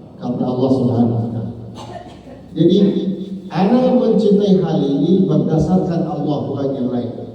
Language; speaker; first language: Indonesian; non-native, learner; Arabic